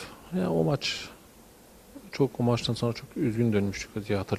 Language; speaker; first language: Turkish; early bilingual, heritage; Turkish